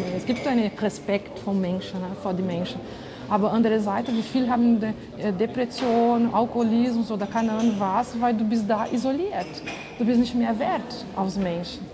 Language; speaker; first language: German; non-native, fluent; Portuguese